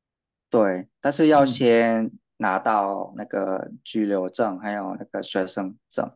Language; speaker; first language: Chinese; non-native, fluent; Vietnamese